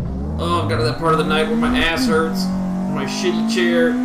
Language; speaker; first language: English; native; English